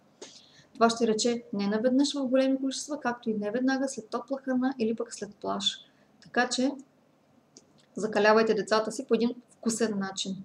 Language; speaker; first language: Bulgarian; native; Bulgarian